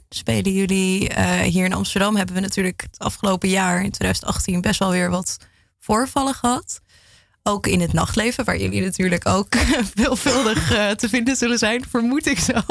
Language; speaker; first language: Dutch; native; Dutch